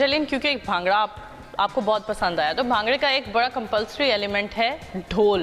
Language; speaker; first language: Hindi; native; Hindi